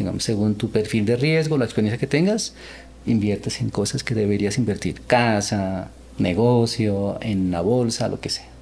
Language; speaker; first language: Spanish; early bilingual, other home language; Korean